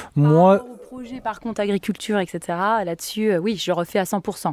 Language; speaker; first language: French; native; French